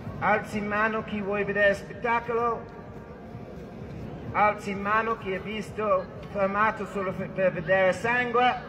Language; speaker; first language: Italian; non-native, fluent; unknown